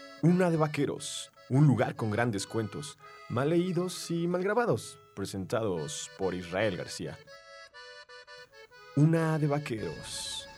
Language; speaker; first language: Spanish; native; Spanish